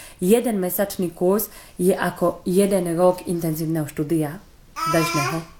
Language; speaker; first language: Slovak; native; Slovak